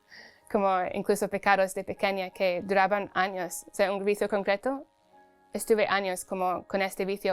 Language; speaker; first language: Spanish; non-native, fluent; English